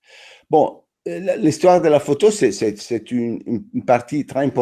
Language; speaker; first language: French; non-native, fluent; Italian